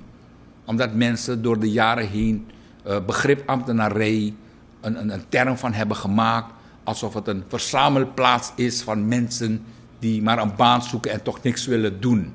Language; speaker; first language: Dutch; native; Dutch